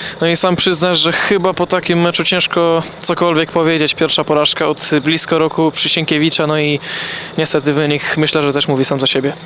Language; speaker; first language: Polish; native; Polish